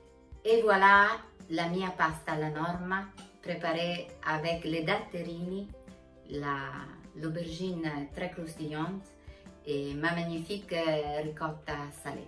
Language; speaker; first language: French; non-native, fluent; Italian